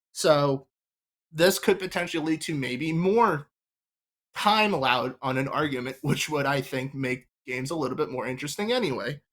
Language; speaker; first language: English; native; English